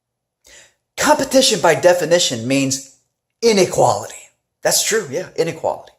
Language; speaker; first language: English; native; English